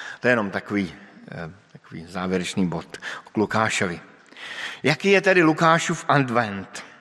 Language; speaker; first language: Czech; native; Czech